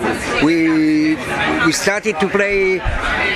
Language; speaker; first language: English; non-native, fluent; Italian